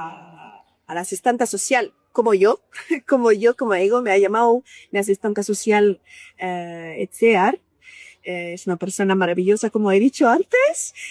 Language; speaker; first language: Spanish; non-native, learner; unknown